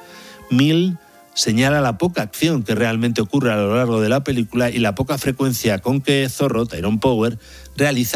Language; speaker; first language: Spanish; native; Spanish